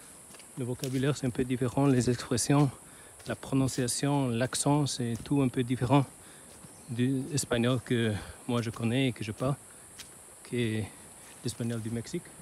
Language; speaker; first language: French; non-native, learner; Chinese